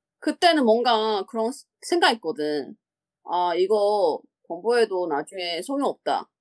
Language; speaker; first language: Korean; non-native, fluent; Chinese